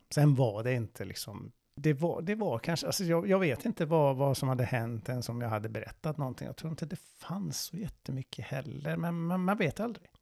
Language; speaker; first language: Swedish; non-native, fluent; Persian